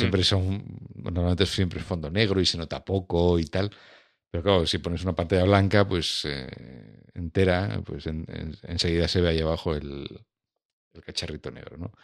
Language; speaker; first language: Spanish; native; Spanish